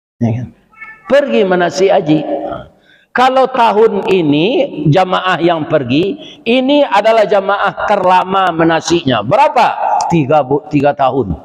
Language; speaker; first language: Malay; non-native, local second language; Minangkabau